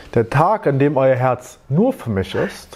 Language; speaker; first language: German; native; German